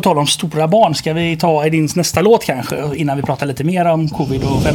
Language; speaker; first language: Swedish; native; Swedish